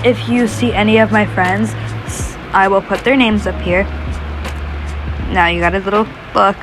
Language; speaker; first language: English; native; English